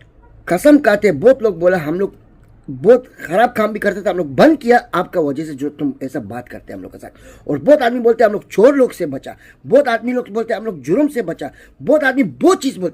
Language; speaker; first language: Hindi; non-native, learner; Arabic